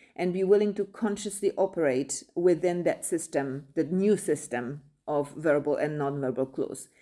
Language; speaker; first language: English; non-native, fluent; Polish